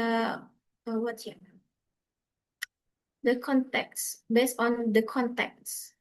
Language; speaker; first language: English; non-native, fluent; Indonesian